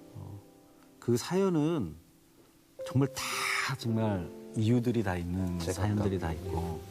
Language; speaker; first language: Korean; native; Korean